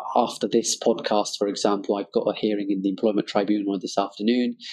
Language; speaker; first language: English; early bilingual, other home language; Bangla